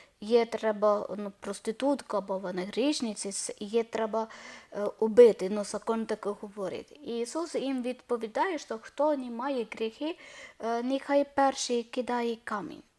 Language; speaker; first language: Ukrainian; non-native, learner; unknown